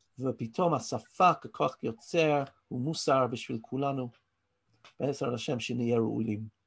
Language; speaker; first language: Hebrew; non-native, fluent; English